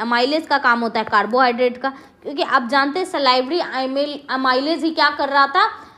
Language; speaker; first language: Hindi; native; Hindi